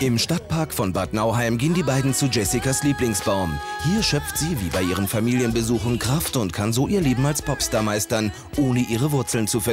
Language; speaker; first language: German; native; German